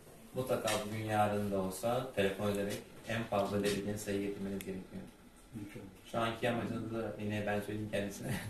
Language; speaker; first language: Turkish; native; Turkish